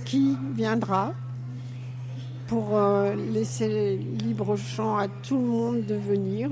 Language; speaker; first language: French; native; French